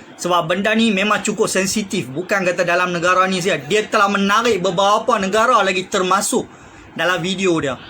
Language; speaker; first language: Malay; native; Malay